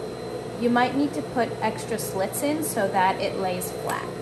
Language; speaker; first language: English; native; English